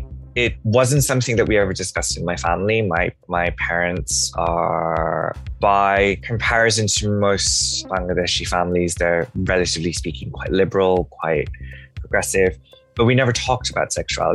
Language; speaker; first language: English; non-native, local second language; Bangla